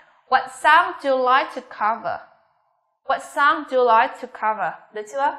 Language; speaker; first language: English; non-native, fluent; Vietnamese